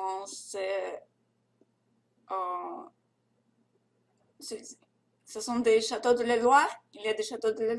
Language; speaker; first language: French; non-native, learner; Russian